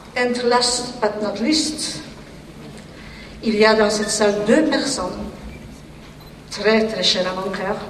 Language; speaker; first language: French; non-native, fluent; Polish